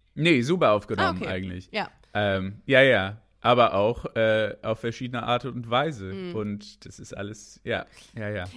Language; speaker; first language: German; non-native, fluent; English